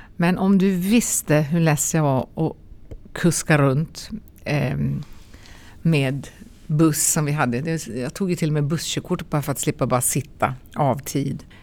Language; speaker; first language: Swedish; native; Swedish